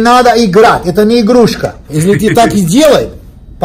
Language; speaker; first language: Russian; non-native, learner; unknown